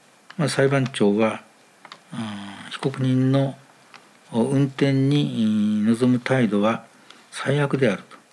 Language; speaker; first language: Japanese; native; Japanese